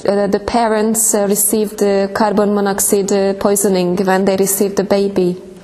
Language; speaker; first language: English; non-native, fluent; Hungarian